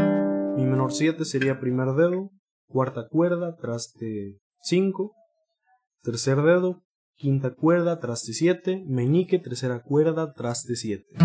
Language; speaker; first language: Spanish; native; Spanish